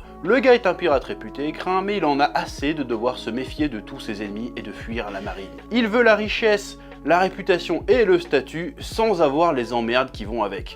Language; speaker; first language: French; native; French